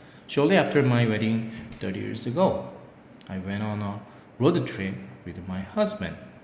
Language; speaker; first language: English; non-native, fluent; Korean